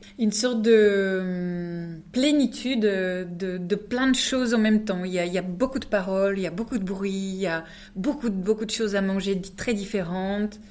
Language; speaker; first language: French; non-native, fluent; Czech